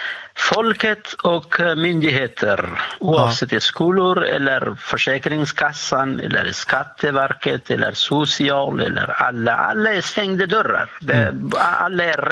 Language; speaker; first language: Swedish; non-native, fluent; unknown